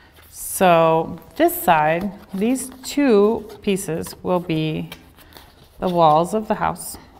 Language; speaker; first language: English; native; English